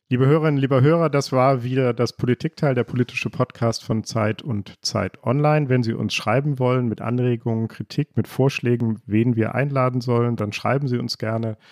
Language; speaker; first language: German; native; German